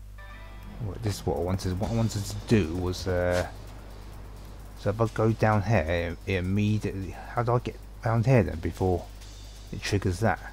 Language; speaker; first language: English; native; English